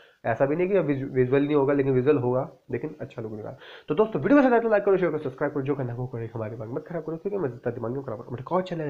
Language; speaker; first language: Hindi; native; Hindi